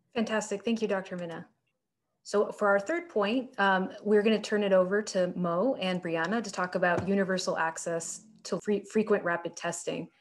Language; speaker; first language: English; native; English